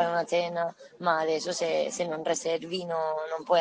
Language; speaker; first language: Italian; non-native, learner; Spanish